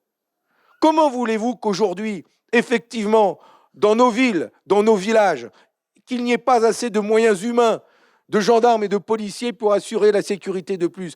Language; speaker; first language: French; native; French